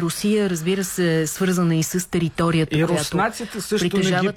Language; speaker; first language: Bulgarian; native; Bulgarian